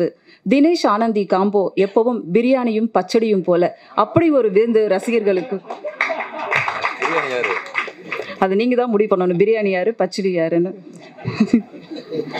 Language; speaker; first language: Tamil; native; Tamil